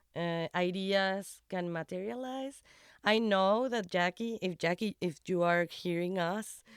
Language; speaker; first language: English; non-native, fluent; Spanish